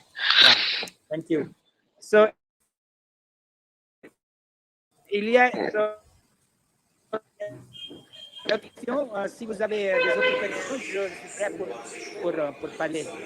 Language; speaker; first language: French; non-native, learner; Hindi